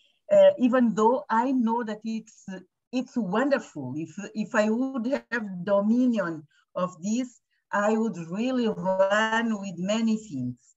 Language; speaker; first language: English; non-native, fluent; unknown